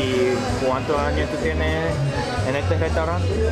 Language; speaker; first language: Spanish; early bilingual, heritage; Spanish